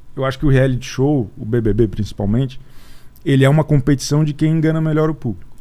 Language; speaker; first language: Portuguese; native; Portuguese